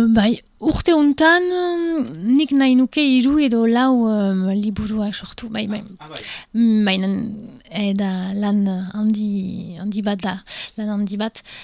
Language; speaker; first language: Basque; non-native, local second language; French